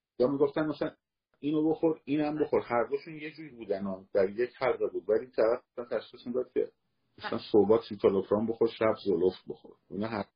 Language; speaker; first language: Persian; native; Persian